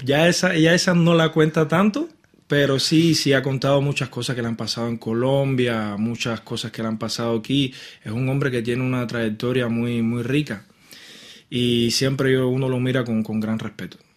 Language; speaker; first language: Spanish; native; Spanish